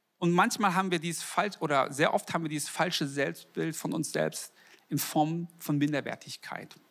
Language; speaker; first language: German; early bilingual, other home language; Korean